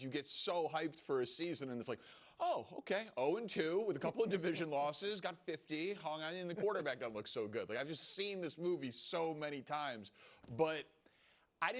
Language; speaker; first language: English; native; English